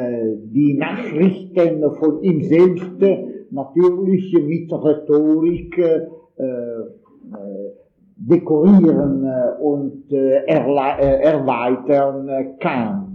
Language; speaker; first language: German; non-native, fluent; Italian